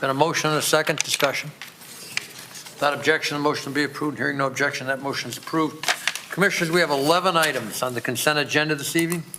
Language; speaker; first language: English; native; English